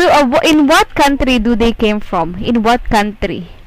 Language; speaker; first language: English; non-native, local second language; Filipino